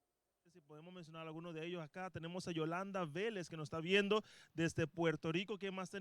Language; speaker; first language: Spanish; native; Spanish